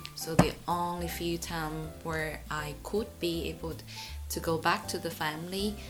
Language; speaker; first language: English; non-native, fluent; Vietnamese